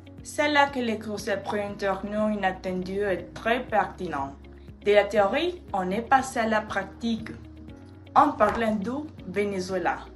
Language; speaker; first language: French; non-native, learner; Spanish